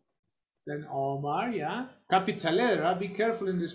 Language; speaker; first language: English; non-native, fluent; Spanish